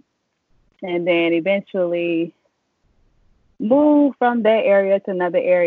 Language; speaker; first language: English; native; English